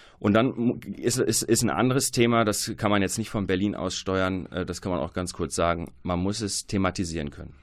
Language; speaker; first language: German; early bilingual, other home language; Arabic